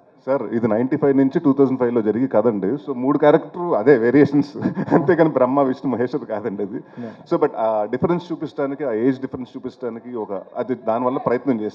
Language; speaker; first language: Telugu; native; Telugu